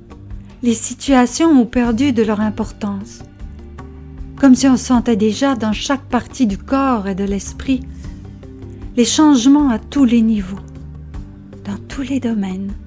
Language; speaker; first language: French; native; French